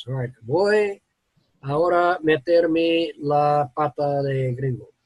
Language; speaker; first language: Spanish; non-native, learner; English